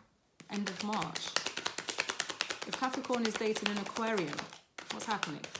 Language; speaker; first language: English; native; English